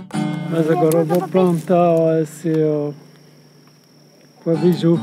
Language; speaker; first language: Portuguese; non-native, local second language; Guarani